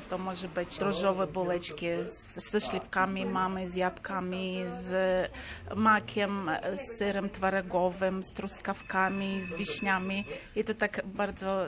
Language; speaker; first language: Polish; non-native, fluent; Crimean Tatar